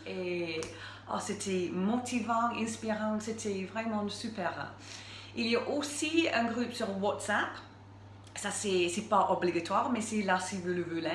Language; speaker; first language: French; non-native, fluent; English